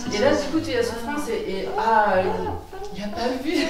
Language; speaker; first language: French; native; French